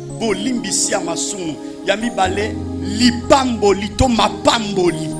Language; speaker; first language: Lingala; non-native, local second language; Kongo